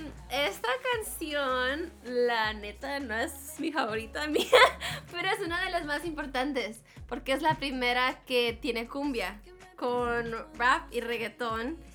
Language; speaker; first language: Spanish; early bilingual, heritage; Spanish